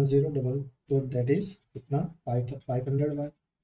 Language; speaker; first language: Hindi; native; Hindi